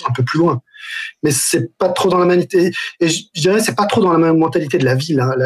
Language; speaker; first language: French; non-native, local second language; Arabic